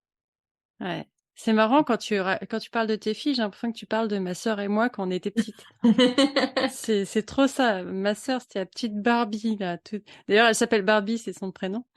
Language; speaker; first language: French; native; French